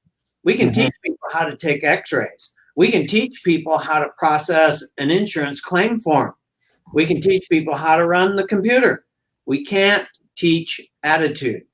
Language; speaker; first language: English; native; English